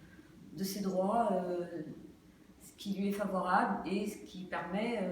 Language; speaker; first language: French; native; French